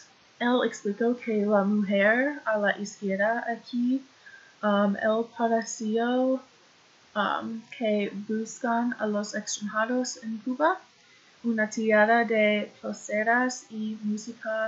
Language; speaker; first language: Spanish; non-native, learner; English